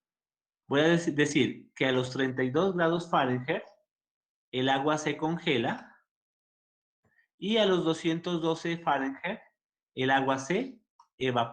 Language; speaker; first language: Spanish; native; Spanish